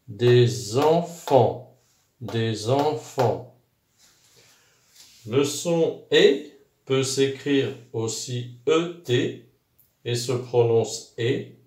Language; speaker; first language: French; non-native, local second language; Arabic